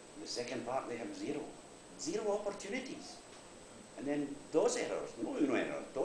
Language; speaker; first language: English; non-native, learner; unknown